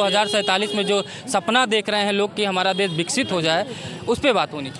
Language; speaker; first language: Hindi; native; Hindi